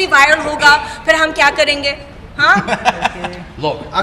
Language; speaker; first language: Hindi; non-native, fluent; Arabic